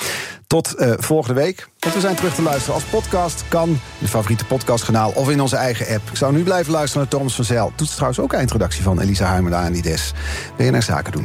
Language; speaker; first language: Dutch; native; Dutch